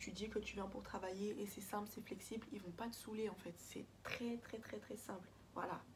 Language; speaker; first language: French; early bilingual, other home language; Portuguese